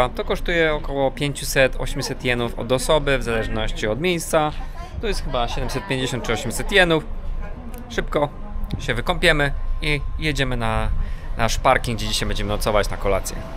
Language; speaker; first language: Polish; native; Polish